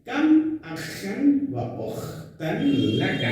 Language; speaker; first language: Arabic; non-native, learner; Hindi